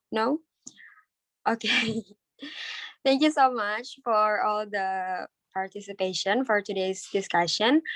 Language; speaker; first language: English; non-native, learner; Indonesian